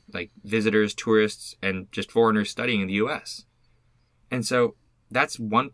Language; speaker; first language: English; native; English